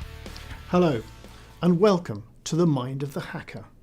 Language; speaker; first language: English; native; English